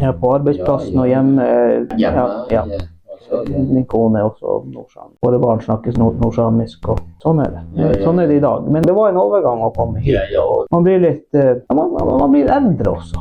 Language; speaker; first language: Norwegian; non-native, local second language; Northern Sami